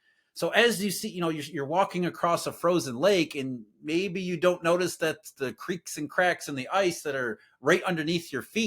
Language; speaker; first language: English; native; English